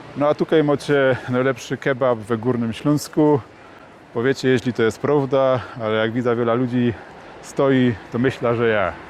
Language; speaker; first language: Polish; native; Polish